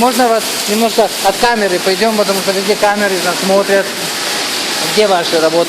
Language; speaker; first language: Russian; non-native, fluent; Lithuanian